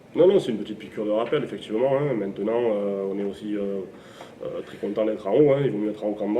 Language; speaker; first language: French; native; French